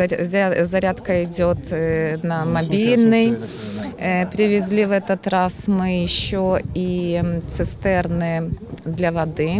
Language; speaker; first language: Russian; native; Russian